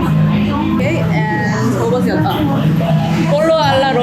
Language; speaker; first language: English; non-native, fluent; Korean